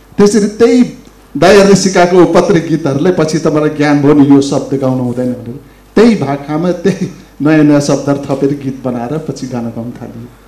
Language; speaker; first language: Nepali; non-native, local second language; Limbu